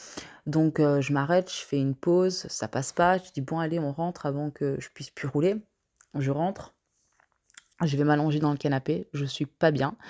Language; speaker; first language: French; native; French